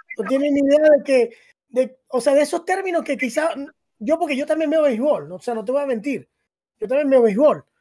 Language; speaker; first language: Spanish; native; Spanish